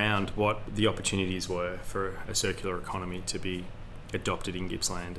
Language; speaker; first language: English; native; English